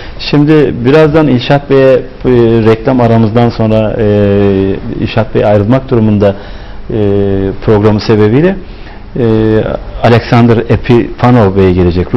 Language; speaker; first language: Turkish; native; Turkish